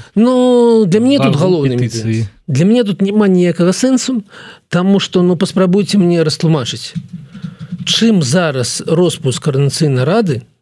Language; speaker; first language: Belarusian; native; Belarusian